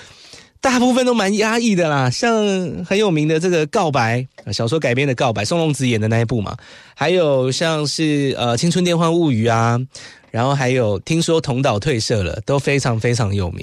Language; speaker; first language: Chinese; native; Chinese